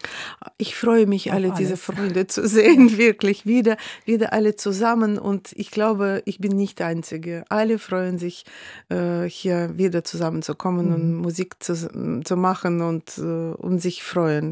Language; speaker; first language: German; non-native, fluent; Russian